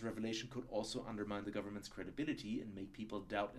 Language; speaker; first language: English; non-native, fluent; German